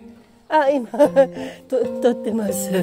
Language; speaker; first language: Japanese; non-native, fluent; Filipino